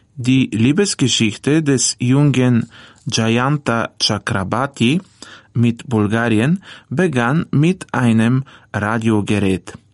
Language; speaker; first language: German; non-native, fluent; Bulgarian